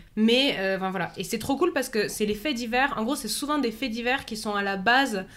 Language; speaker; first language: French; native; French